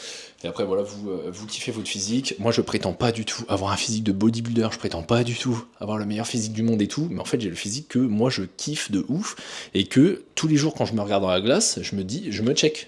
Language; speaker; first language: French; native; French